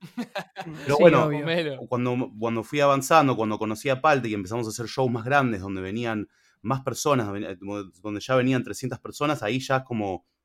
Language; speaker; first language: Spanish; early bilingual, other home language; English